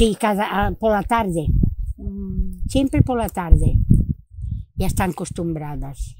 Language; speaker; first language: Spanish; non-native, local second language; Catalan